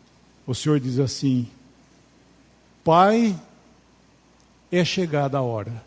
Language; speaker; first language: Portuguese; native; Portuguese